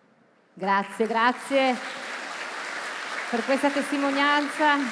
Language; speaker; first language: Italian; native; Italian